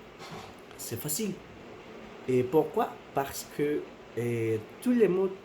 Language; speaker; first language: French; non-native, learner; Spanish